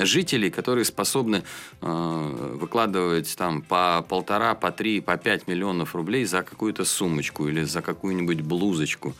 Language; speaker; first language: Russian; native; Russian